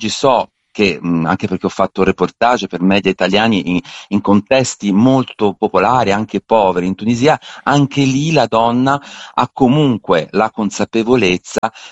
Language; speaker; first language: Italian; native; Italian